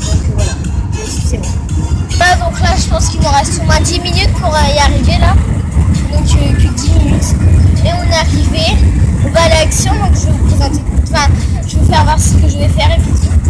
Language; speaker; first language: French; native; French